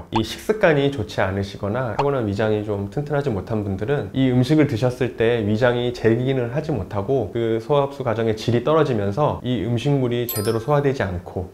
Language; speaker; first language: Korean; native; Korean